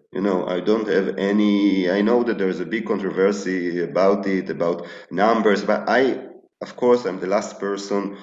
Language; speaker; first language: English; non-native, fluent; Hebrew